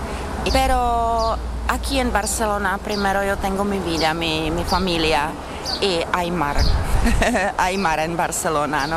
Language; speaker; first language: Spanish; non-native, fluent; Czech